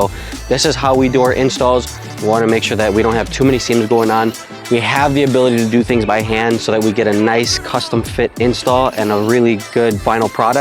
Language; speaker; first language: English; native; English